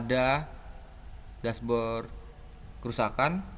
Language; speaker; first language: Indonesian; native; Indonesian